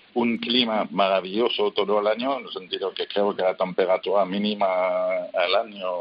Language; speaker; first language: Spanish; non-native, fluent; French